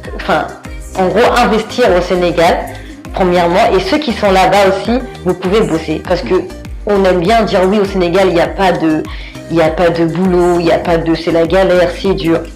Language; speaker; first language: French; early bilingual, other home language; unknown